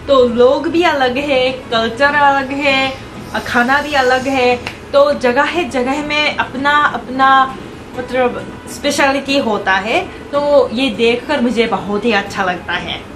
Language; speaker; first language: Hindi; non-native, fluent; Japanese